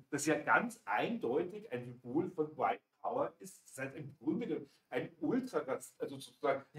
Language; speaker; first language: German; native; German